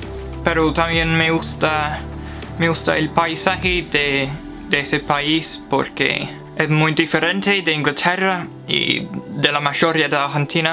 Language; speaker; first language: Spanish; non-native, fluent; English